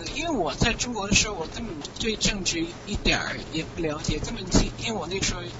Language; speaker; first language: Chinese; non-native, fluent; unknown